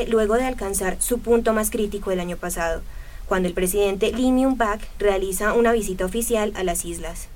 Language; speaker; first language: Spanish; native; Spanish